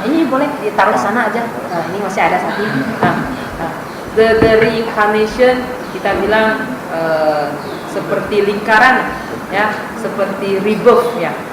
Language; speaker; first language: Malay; non-native, fluent; Chinese